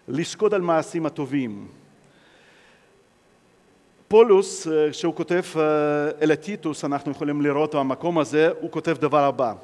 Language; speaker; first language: Hebrew; non-native, fluent; Russian